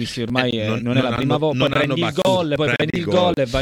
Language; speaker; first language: Italian; native; Italian